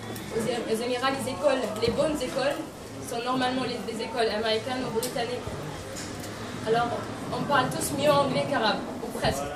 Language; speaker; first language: French; non-native, fluent; Arabic